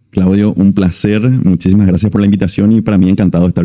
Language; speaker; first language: Spanish; native; Spanish